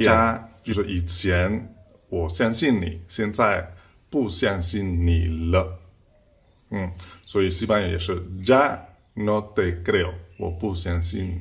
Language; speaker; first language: Chinese; non-native, fluent; Spanish